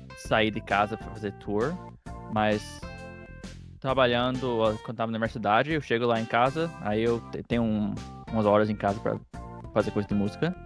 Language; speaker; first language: Portuguese; early bilingual, heritage; Portuguese